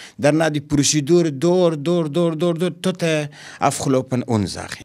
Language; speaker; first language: Dutch; non-native, learner; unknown